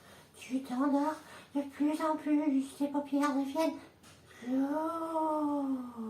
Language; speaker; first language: French; native; French